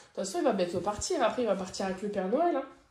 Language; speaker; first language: French; native; French